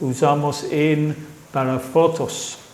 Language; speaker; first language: Spanish; non-native, fluent; English